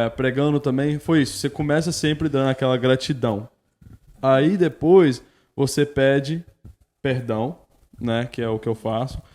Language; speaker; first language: Portuguese; early bilingual, heritage; Portuguese